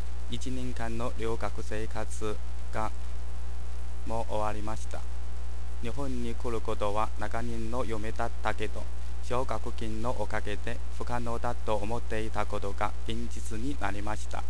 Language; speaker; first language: Japanese; non-native, learner; Chinese